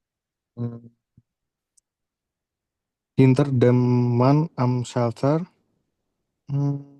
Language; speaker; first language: German; non-native, learner; Indonesian